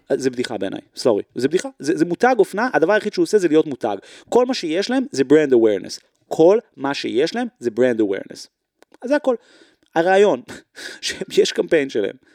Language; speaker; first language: Hebrew; native; Hebrew